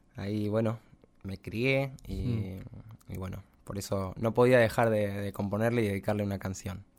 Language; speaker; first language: Spanish; native; Spanish